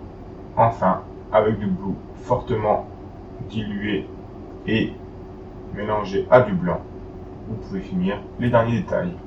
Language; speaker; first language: French; native; French